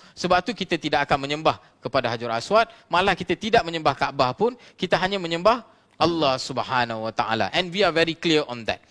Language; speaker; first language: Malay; non-native, local second language; Tamil